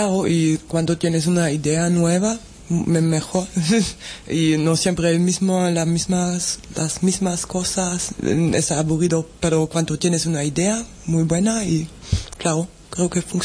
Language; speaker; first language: Spanish; non-native, fluent; German